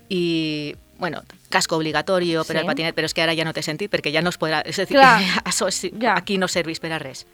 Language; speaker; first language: Catalan; non-native, local second language; Spanish